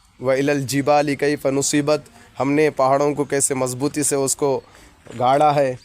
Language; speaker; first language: Urdu; native; Urdu